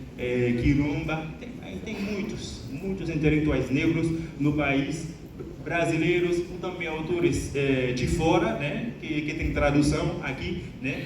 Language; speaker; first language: Portuguese; non-native, fluent; Haitian Creole